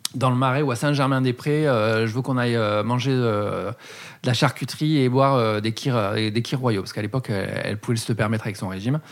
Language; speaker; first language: French; native; French